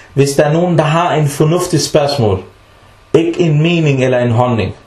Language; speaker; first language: Danish; early bilingual, other home language; Arabic